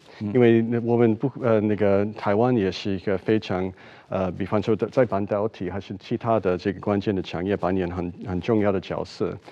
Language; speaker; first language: Chinese; non-native, fluent; English